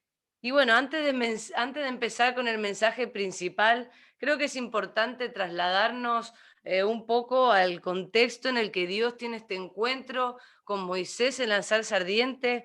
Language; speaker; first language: Spanish; native; Spanish